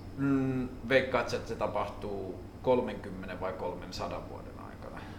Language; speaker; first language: Finnish; native; Finnish